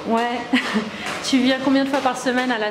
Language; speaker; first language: French; native; French